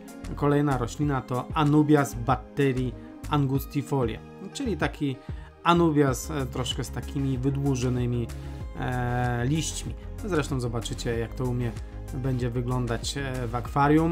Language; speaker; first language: Polish; native; Polish